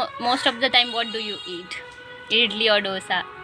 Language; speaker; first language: English; non-native, learner; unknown